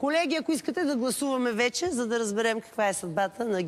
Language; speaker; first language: Bulgarian; native; Bulgarian